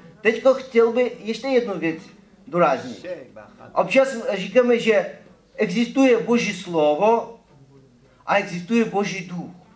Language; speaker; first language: Czech; non-native, fluent; Ukrainian